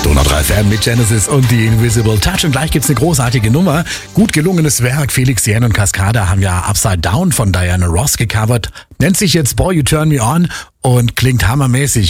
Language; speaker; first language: German; native; German